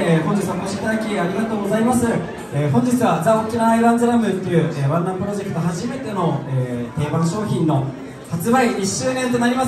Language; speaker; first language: Japanese; native; Japanese